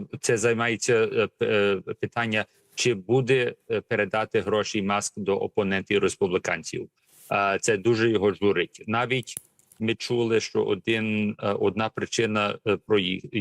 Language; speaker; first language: Ukrainian; early bilingual, heritage; Ukrainian